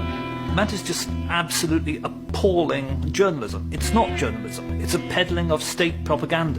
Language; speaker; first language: English; native; English